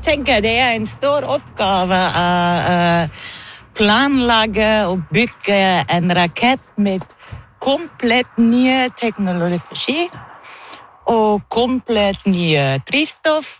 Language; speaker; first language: Norwegian; non-native, learner; German